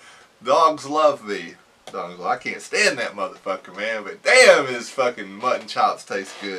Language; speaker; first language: English; native; English